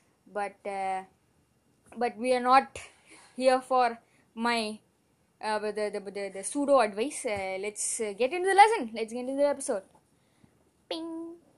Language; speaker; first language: English; non-native, local second language; Tamil